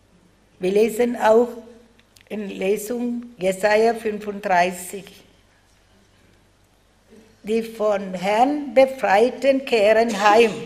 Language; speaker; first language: German; non-native, fluent; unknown